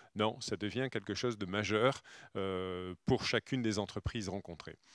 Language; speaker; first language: French; native; French